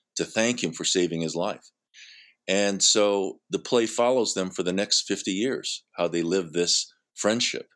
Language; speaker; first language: English; native; English